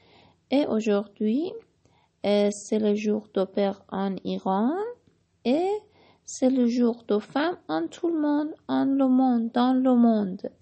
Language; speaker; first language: French; non-native, learner; Persian